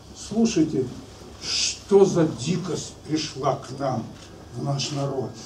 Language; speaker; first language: Russian; native; Russian